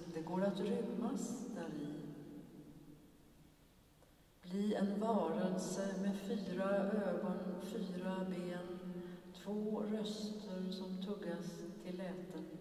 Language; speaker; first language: Swedish; native; Swedish